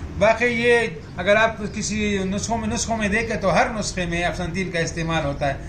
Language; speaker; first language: Urdu; non-native, local second language; Pashto